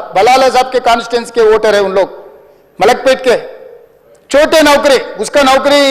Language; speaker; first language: Hindi; non-native, local second language; Telugu